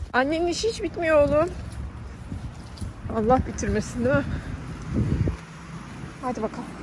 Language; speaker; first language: Turkish; early bilingual, other home language; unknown